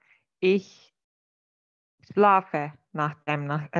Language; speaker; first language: German; non-native, learner; Turkish